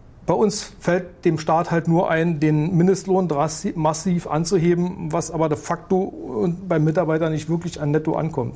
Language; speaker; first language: German; native; German